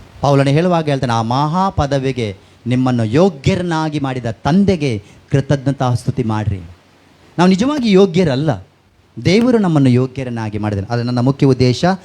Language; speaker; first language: Kannada; non-native, local second language; Tulu